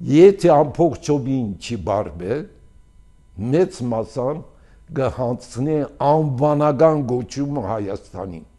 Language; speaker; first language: Armenian; early bilingual, heritage; Armenian